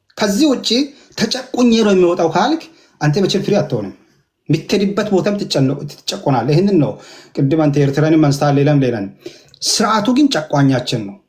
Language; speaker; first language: Amharic; non-native, local second language; Hadiyya